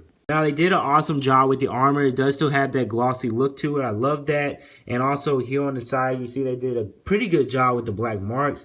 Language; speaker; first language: English; native; English